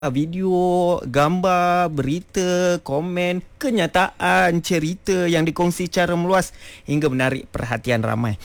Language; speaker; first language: Malay; native; Malay